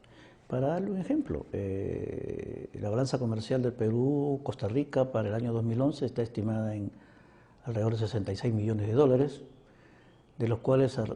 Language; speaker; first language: Spanish; native; Spanish